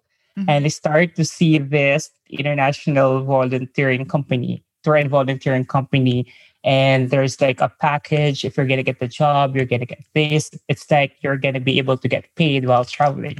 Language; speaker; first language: English; non-native, local second language; Filipino